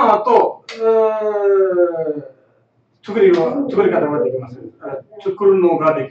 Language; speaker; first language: Japanese; non-native, learner; Tamil